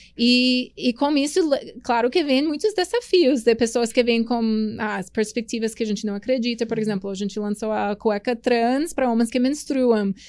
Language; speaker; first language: Portuguese; non-native, fluent; English